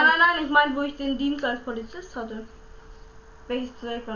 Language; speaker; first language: German; native; German